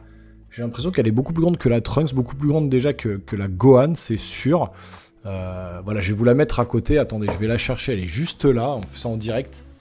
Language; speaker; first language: French; native; French